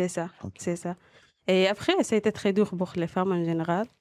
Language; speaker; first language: French; non-native, learner; Arabic